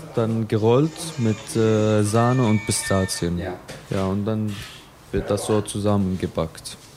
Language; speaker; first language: German; non-native, fluent; Arabic